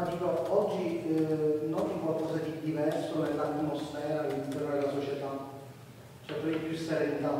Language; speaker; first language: Italian; native; Italian